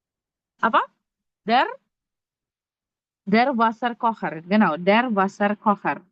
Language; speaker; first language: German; non-native, learner; Indonesian